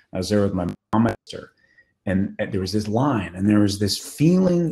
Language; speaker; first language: English; native; English